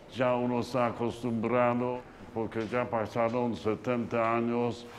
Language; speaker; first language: Spanish; non-native, fluent; Polish